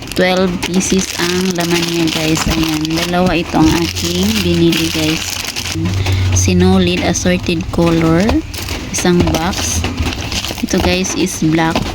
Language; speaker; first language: Filipino; non-native, local second language; Cebuano